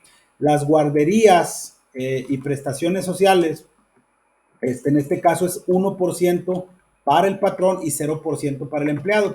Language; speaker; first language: Spanish; native; Spanish